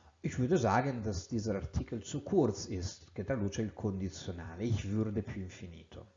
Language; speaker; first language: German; non-native, fluent; Italian